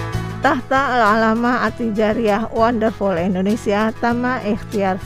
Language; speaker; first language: Arabic; non-native, fluent; Indonesian